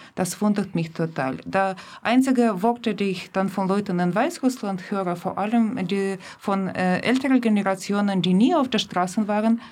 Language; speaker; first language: German; non-native, fluent; Russian